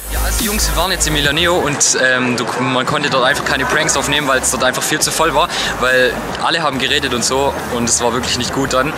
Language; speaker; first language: German; native; German